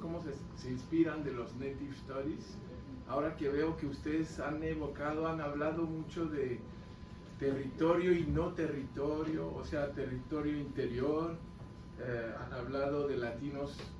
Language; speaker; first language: Spanish; non-native, fluent; French